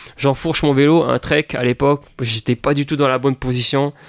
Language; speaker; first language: French; native; French